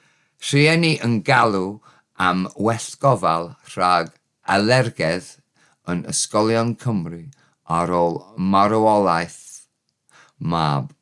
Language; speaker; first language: Welsh; non-native, learner; English